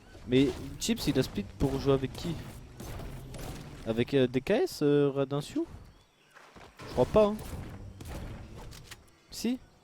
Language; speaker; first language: French; native; French